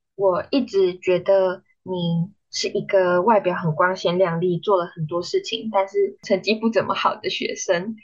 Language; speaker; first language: Chinese; native; Chinese